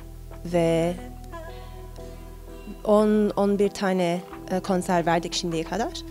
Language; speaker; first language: Turkish; early bilingual, heritage; Turkish